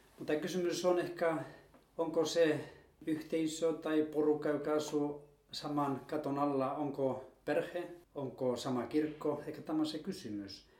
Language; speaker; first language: Finnish; non-native, fluent; Spanish